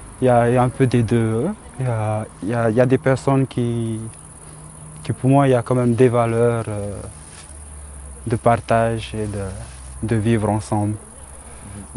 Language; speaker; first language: French; non-native, local second language; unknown